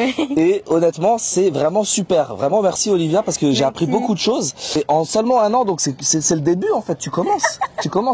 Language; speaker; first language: French; native; French